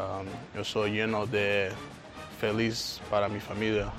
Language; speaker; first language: Spanish; non-native, learner; English